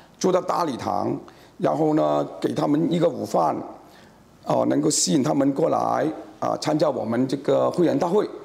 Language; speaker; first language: Chinese; native; Chinese